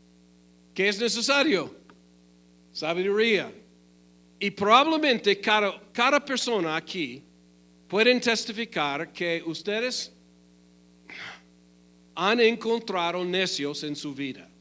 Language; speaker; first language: Spanish; non-native, fluent; English